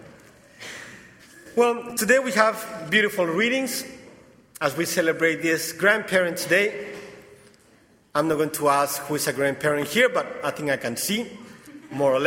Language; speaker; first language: English; non-native, fluent; Spanish